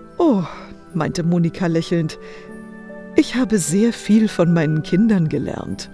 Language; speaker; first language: German; native; German